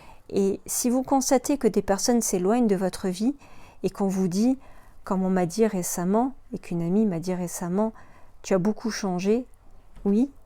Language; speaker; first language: French; native; French